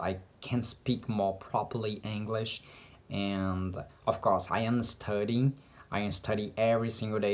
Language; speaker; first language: English; non-native, learner; Portuguese